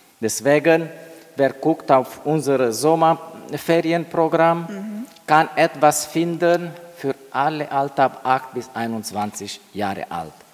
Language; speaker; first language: German; non-native, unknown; Romanian